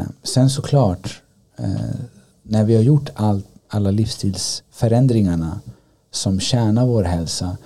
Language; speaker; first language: Swedish; early bilingual, other home language; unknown